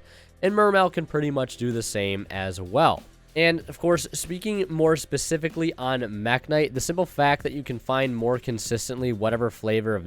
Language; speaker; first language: English; native; English